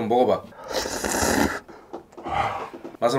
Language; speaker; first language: Korean; native; Korean